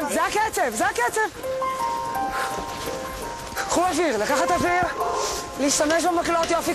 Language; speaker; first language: Hebrew; native; Hebrew